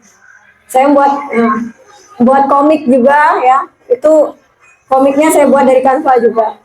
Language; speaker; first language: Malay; non-native, local second language; Javanese